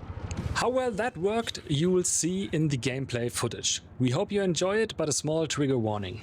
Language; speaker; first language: English; non-native, fluent; German